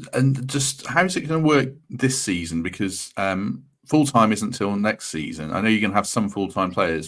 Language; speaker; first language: English; native; English